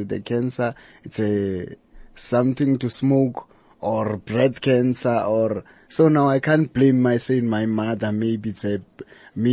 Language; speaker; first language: English; non-native, local second language; Xhosa